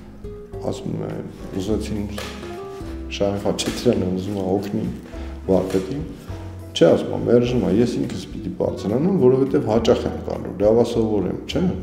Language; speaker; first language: Armenian; native; Armenian